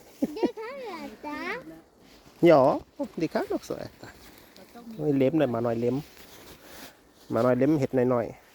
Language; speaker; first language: Swedish; non-native, learner; Thai